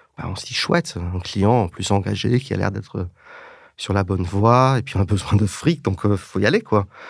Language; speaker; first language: French; early bilingual, heritage; English